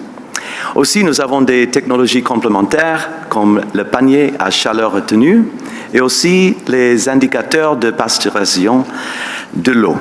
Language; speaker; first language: French; non-native, fluent; English